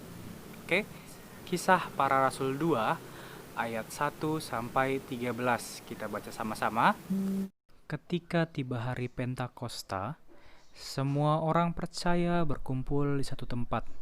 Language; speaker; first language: Indonesian; native; Indonesian